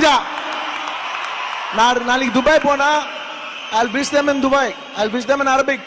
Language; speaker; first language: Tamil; non-native, local second language; Telugu